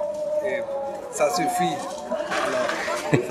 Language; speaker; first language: French; non-native, fluent; German